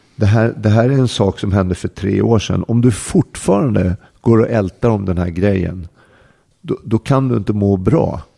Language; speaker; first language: Swedish; native; Swedish